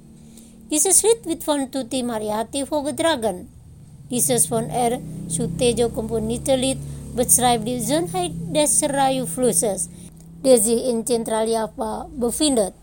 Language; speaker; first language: German; non-native, fluent; Indonesian